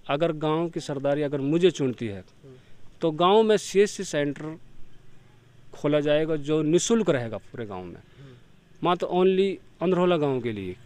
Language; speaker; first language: Hindi; native; Hindi